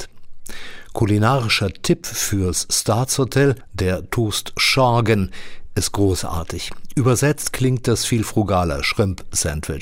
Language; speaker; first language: German; native; German